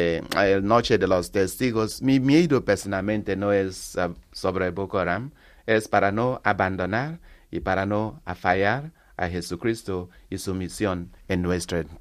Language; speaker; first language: Spanish; non-native, learner; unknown